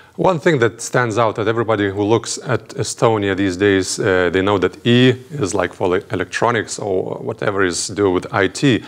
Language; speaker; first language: English; non-native, fluent; Lithuanian